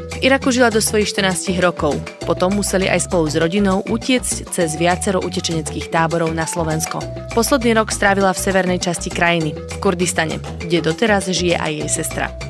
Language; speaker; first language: Slovak; native; Slovak